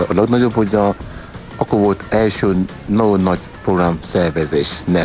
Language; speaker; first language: Hungarian; non-native, learner; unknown